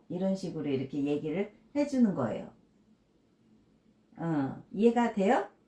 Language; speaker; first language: Korean; native; Korean